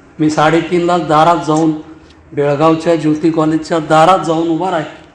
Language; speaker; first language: Marathi; non-native, local second language; Kannada